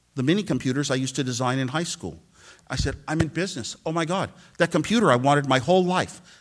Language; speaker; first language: English; native; English